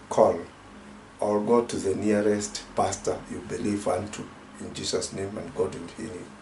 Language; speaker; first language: English; non-native, local second language; Swahili